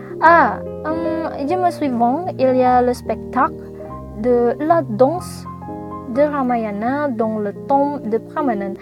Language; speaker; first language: French; non-native, learner; Indonesian